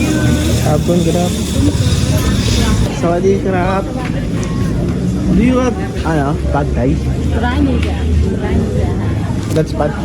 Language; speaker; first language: English; non-native, local second language; Filipino